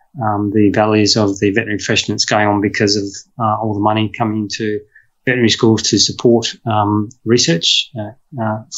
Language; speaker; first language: English; native; English